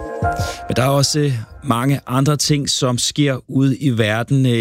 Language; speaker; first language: Danish; native; Danish